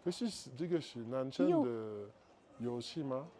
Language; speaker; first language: Chinese; non-native, learner; French